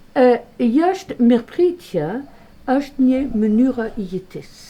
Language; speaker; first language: Albanian; non-native, learner; French